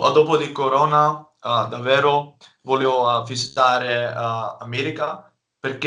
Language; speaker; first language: Italian; non-native, learner; Dutch